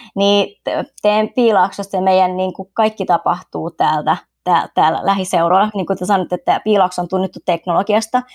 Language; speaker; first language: Finnish; early bilingual, other home language; Vietnamese